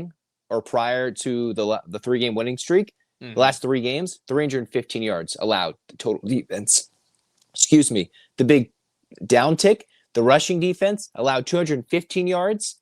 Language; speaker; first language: English; native; English